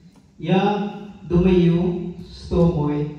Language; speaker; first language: Russian; non-native, learner; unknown